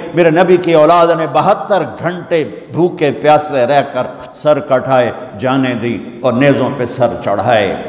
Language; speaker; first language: Urdu; non-native, local second language; Punjabi